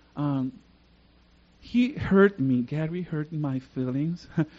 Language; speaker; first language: English; non-native, fluent; Spanish